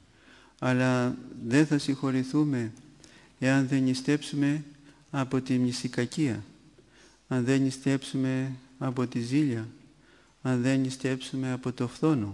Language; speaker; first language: Greek; native; Greek